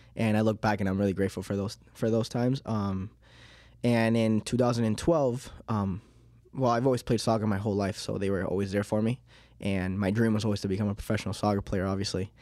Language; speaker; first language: English; early bilingual, other home language; Spanish